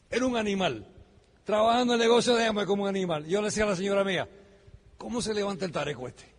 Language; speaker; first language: Spanish; early bilingual, heritage; Spanish